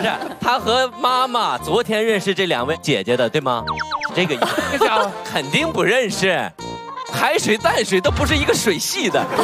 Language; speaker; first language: Chinese; native; Chinese